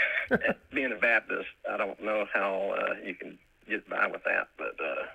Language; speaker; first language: English; native; English